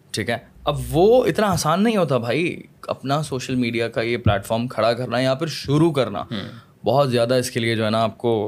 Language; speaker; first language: Urdu; native; Urdu